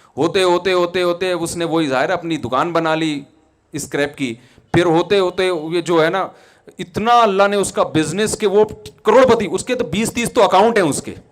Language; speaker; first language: Urdu; native; Urdu